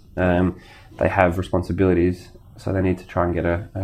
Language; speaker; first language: English; native; English